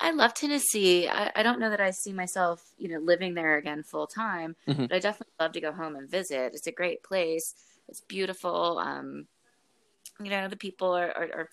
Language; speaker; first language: English; native; English